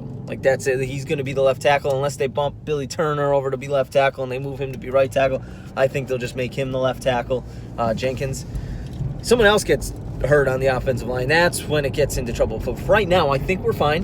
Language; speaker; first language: English; native; English